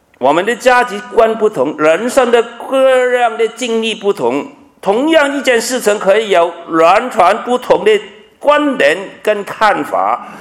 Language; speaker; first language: Chinese; non-native, local second language; Cantonese